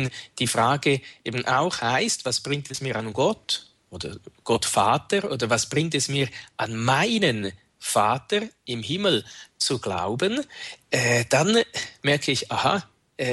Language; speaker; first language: German; native; German